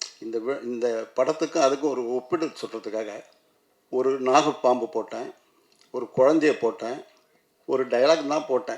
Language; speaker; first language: Tamil; native; Tamil